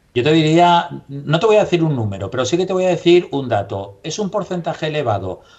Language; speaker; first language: Spanish; native; Spanish